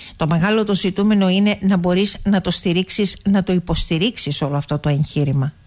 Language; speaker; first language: Greek; native; Greek